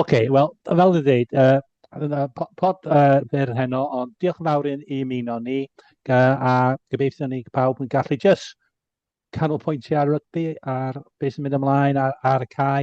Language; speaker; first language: Welsh; non-native, local second language; English